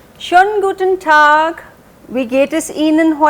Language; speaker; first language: German; non-native, fluent; Hindi